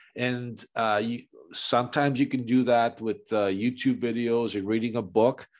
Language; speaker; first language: English; native; English